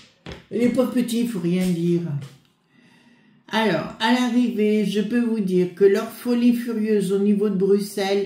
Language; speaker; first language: French; native; French